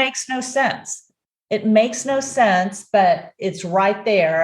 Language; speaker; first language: English; native; English